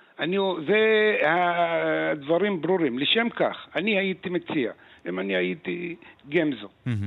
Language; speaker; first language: Hebrew; non-native, local second language; Arabic